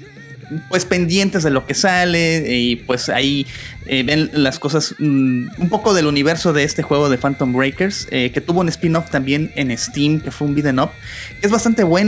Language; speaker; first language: Spanish; native; Spanish